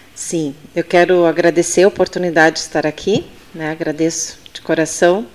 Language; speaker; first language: Portuguese; native; Portuguese